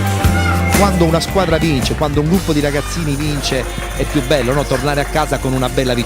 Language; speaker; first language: Italian; native; Italian